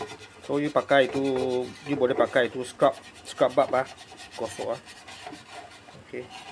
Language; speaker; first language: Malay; non-native, local second language; Chinese